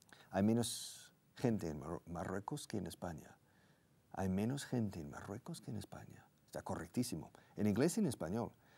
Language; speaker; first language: Spanish; non-native, fluent; English